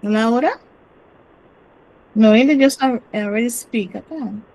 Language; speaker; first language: English; non-native, learner; Spanish